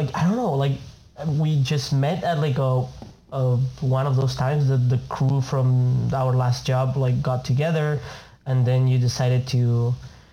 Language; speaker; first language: English; non-native, fluent; Spanish